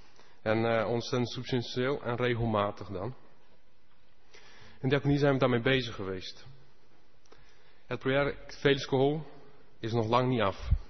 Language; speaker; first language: Dutch; non-native, fluent; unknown